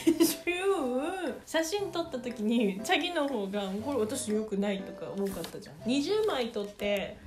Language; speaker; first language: Japanese; native; Japanese